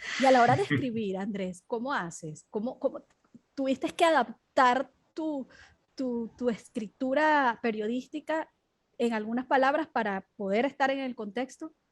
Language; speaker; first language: Spanish; native; Spanish